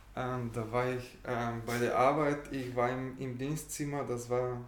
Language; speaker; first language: German; non-native, fluent; Bulgarian